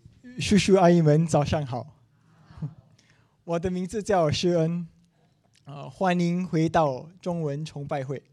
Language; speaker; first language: Chinese; non-native, local second language; English